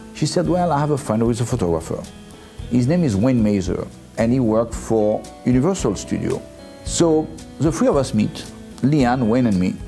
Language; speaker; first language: English; non-native, fluent; French